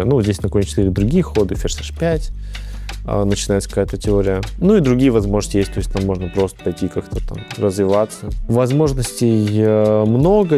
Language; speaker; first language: Russian; native; Russian